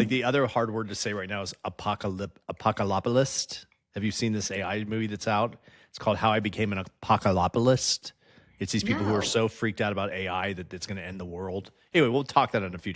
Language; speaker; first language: English; native; English